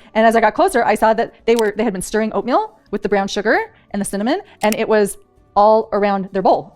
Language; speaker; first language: English; native; English